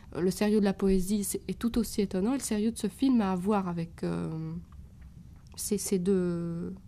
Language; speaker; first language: French; native; French